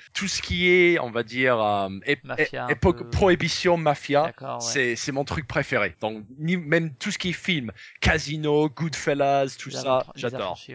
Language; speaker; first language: French; non-native, fluent; English